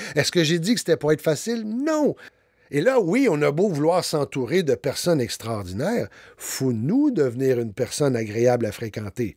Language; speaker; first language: French; native; French